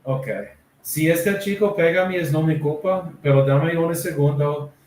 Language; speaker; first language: Spanish; non-native, learner; English